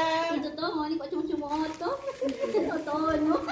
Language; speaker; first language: Indonesian; native; Indonesian